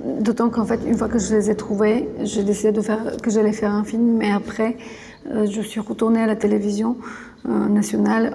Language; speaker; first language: French; non-native, fluent; Bulgarian